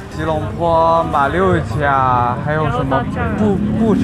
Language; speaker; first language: Chinese; native; Chinese